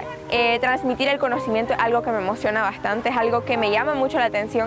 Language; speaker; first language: Spanish; native; Spanish